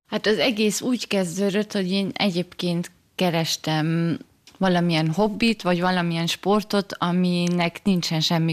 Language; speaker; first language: Hungarian; early bilingual, heritage; German